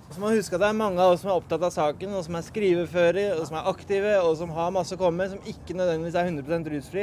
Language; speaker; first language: Norwegian; native; Norwegian